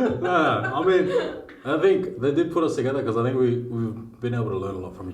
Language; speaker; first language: English; native; English